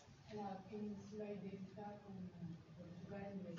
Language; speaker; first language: Spanish; non-native, learner; French